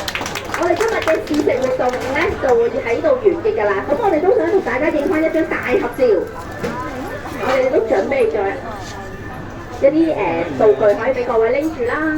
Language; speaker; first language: Cantonese; native; Cantonese